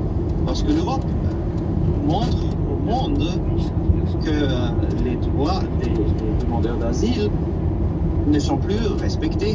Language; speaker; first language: French; non-native, fluent; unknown